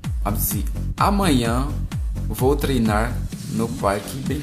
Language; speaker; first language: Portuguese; non-native, learner; Haitian Creole